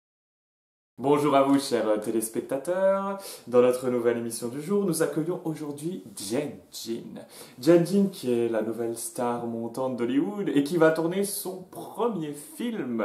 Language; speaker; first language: French; native; French